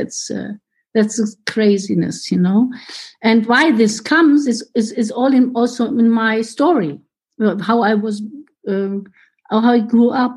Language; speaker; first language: English; non-native, fluent; German